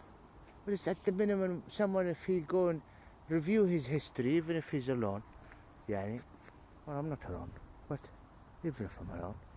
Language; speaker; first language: English; non-native, fluent; Arabic